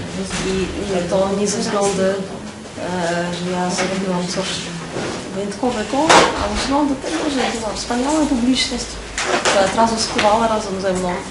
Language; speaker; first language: Polish; non-native, fluent; Russian